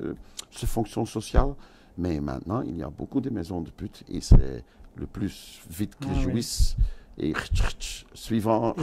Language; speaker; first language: French; non-native, local second language; Dutch